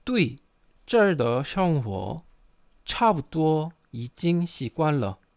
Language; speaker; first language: Chinese; non-native, fluent; Korean